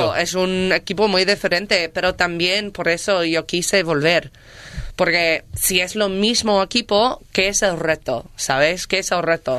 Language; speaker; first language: Spanish; non-native, learner; English